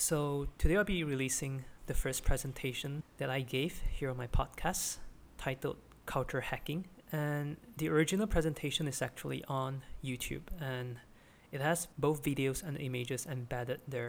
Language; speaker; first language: English; non-native, local second language; Chinese